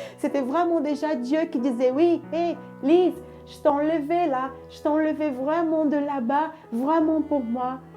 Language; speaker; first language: French; non-native, fluent; Portuguese